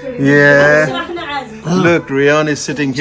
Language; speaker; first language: English; non-native, fluent; Urdu